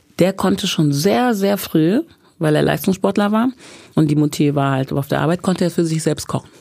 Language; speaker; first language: German; early bilingual, other home language; English